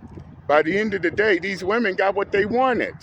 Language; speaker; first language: English; native; English